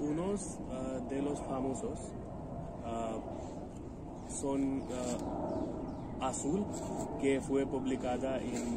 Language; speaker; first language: Spanish; non-native, learner; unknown